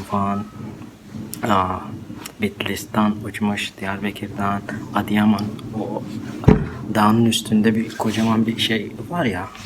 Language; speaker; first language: Turkish; non-native, fluent; Arabic